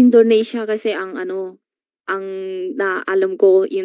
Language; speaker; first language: Filipino; non-native, learner; Chinese